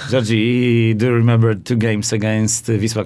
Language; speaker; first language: English; non-native, learner; Polish